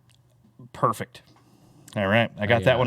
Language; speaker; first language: English; native; English